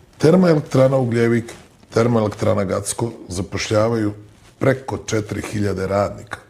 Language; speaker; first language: Bosnian; native; Bosnian